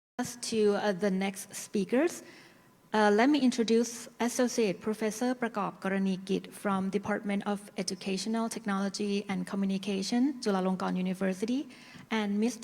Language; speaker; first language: English; non-native, fluent; Thai